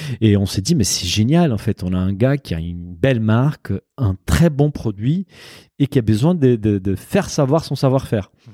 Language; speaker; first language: French; non-native, fluent; Portuguese